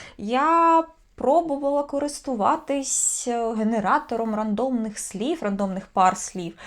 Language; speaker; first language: Ukrainian; native; Ukrainian